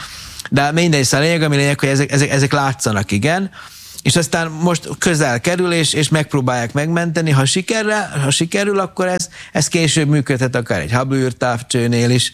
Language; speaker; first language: Hungarian; native; Hungarian